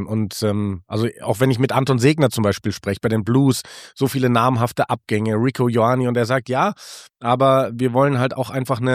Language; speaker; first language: German; native; German